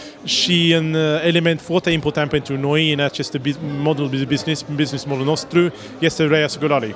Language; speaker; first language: Romanian; non-native, learner; English